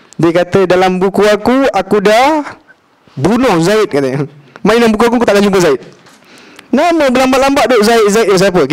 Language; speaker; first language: Malay; native; Malay